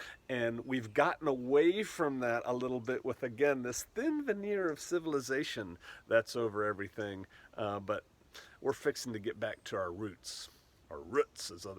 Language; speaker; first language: English; native; English